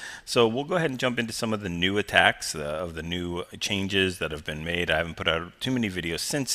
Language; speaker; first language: English; native; English